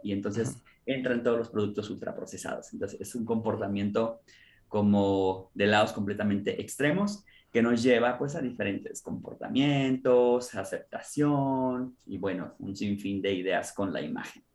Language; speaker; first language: Spanish; native; Spanish